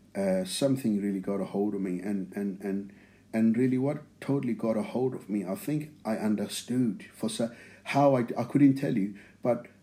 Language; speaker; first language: English; non-native, local second language; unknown